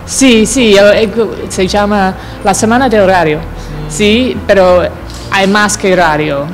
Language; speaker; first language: Spanish; non-native, fluent; English